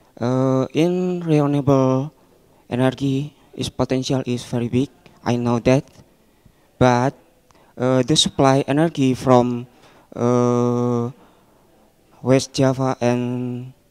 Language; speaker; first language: English; non-native, learner; Indonesian